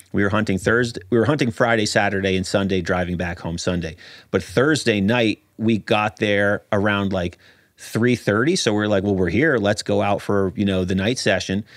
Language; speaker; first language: English; native; English